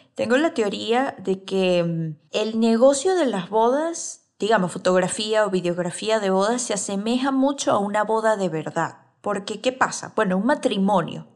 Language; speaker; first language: Spanish; native; Spanish